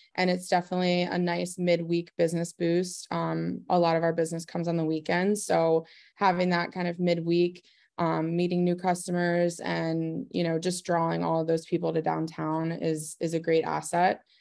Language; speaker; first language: English; native; English